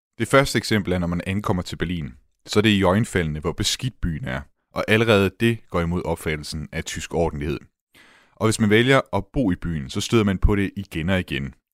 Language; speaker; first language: Danish; native; Danish